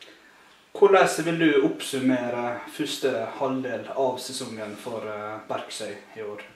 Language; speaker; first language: Norwegian; native; Norwegian